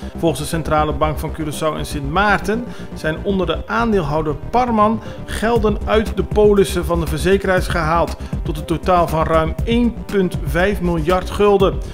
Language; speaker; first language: Dutch; non-native, local second language; Papiamento